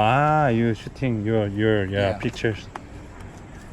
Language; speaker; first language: English; non-native, learner; Korean